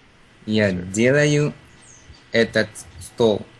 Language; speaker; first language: Russian; non-native, learner; Spanish